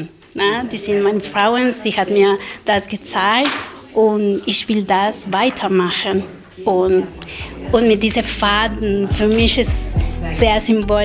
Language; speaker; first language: German; non-native, learner; Spanish